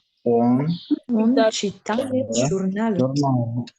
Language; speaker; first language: Russian; non-native, learner; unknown